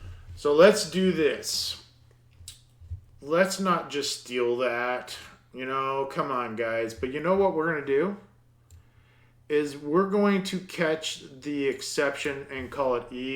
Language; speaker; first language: English; native; English